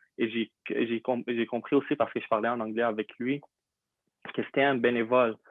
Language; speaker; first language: French; non-native, fluent; Arabic